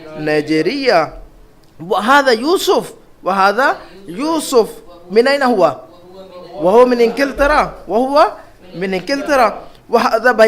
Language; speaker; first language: Arabic; non-native, fluent; Urdu